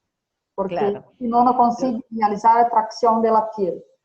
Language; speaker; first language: Spanish; non-native, fluent; Portuguese